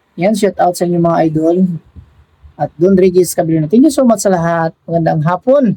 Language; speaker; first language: Filipino; non-native, local second language; Cebuano